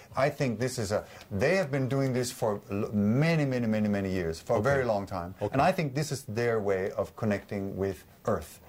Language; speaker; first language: English; non-native, fluent; Danish